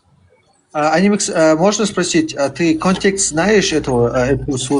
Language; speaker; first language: Russian; early bilingual, heritage; Chechen